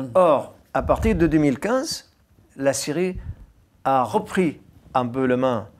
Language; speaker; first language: French; non-native, fluent; Arabic